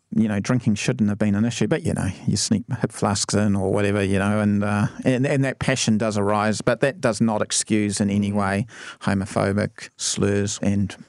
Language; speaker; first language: English; native; English